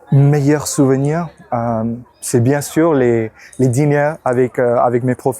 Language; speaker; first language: French; non-native, learner; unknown